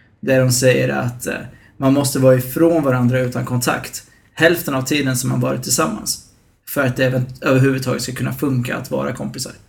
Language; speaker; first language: Swedish; early bilingual, other home language; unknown